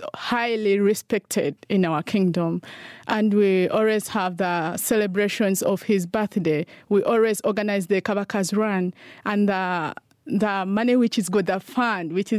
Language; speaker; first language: English; non-native, local second language; Ganda